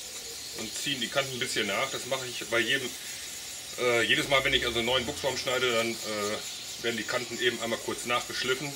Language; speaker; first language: German; native; German